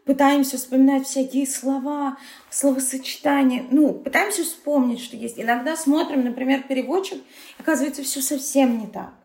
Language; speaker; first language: Russian; non-native, local second language; Tatar